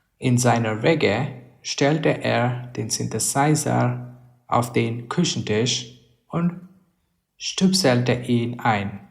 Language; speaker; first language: German; non-native, learner; English